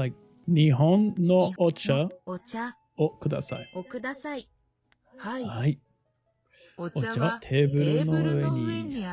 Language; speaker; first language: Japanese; non-native, fluent; English